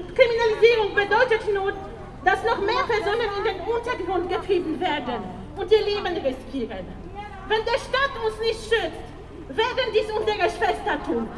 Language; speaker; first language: German; non-native, fluent; Polish